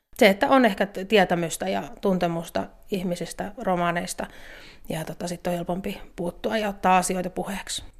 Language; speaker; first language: Finnish; native; Finnish